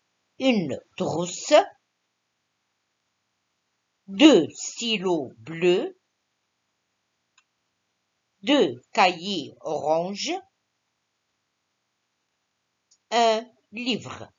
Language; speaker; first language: French; non-native, fluent; Arabic